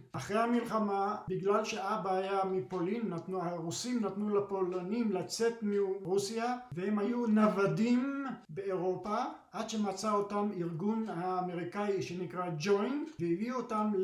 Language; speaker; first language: Hebrew; early bilingual, other home language; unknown